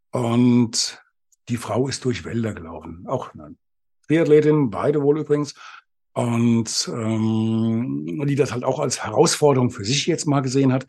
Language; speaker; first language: German; native; German